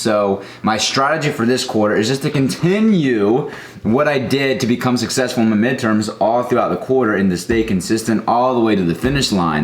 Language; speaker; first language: English; native; English